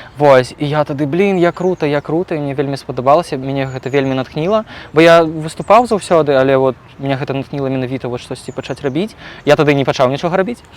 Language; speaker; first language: Belarusian; non-native, local second language; Russian